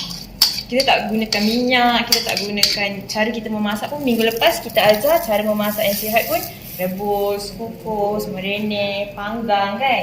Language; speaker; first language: Malay; native; Malay